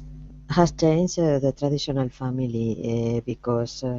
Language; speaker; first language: English; non-native, learner; Spanish